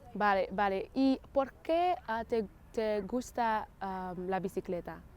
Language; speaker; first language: Spanish; non-native, learner; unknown